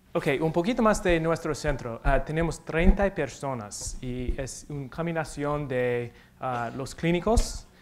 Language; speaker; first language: Spanish; non-native, learner; English